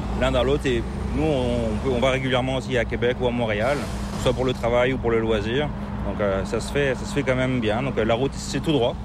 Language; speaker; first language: French; native; French